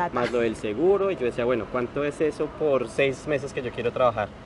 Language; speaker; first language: Spanish; native; Spanish